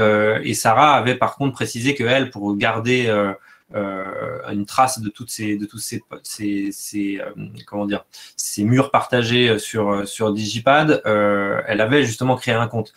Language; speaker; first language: French; native; French